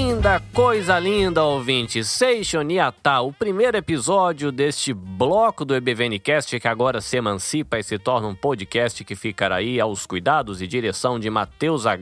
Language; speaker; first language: Portuguese; native; Portuguese